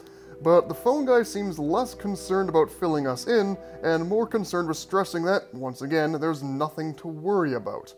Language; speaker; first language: English; native; English